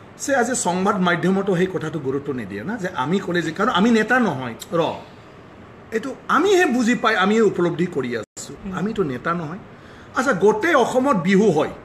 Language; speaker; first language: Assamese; non-native, local second language; Bodo